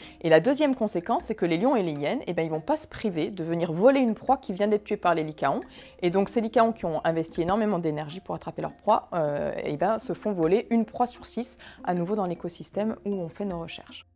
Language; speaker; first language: French; native; French